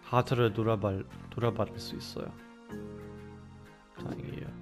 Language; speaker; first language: Korean; non-native, fluent; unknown